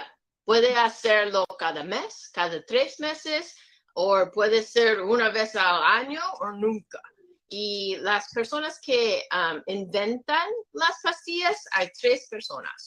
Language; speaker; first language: Spanish; non-native, learner; English